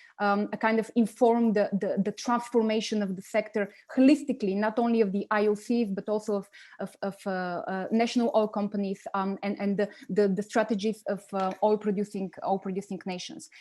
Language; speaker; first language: English; non-native, fluent; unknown